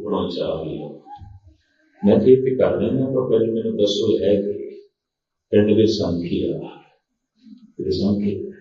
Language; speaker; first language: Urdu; non-native, local second language; Punjabi